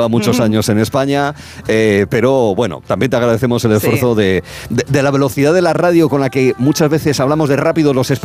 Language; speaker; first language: Spanish; native; Spanish